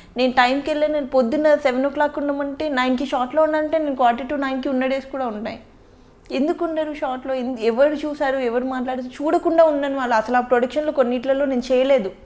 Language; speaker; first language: Telugu; native; Telugu